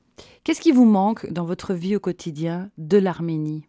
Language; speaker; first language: French; native; French